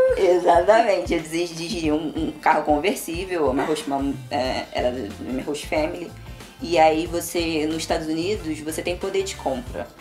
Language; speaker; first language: Portuguese; native; Portuguese